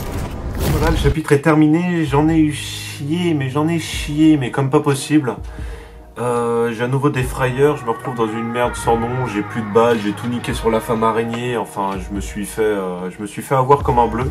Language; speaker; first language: French; native; French